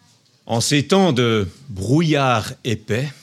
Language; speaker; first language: French; native; French